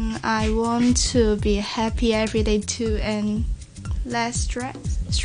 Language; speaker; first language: English; non-native, learner; Cantonese